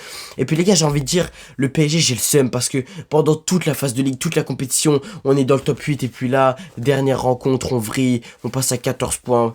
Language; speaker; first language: French; native; French